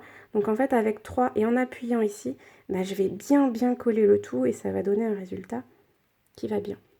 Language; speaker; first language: French; native; French